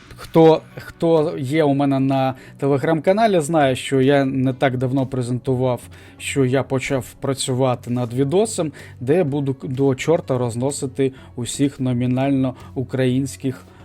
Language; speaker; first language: Ukrainian; non-native, local second language; Russian